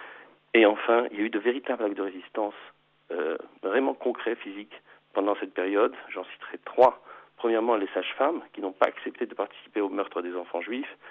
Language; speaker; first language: French; native; French